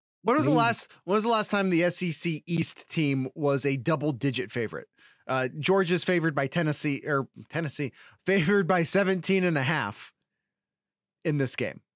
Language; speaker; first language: English; native; English